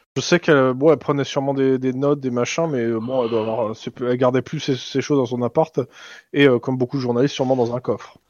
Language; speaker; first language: French; native; French